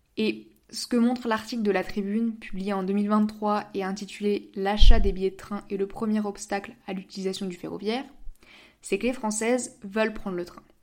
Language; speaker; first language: French; native; French